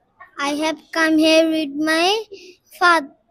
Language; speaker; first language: English; non-native, learner; Bangla